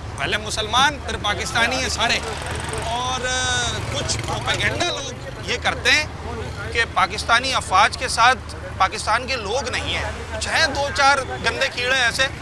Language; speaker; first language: Urdu; native; Urdu